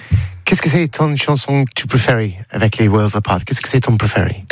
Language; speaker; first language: French; non-native, learner; English